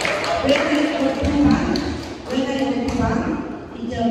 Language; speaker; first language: English; non-native, learner; Korean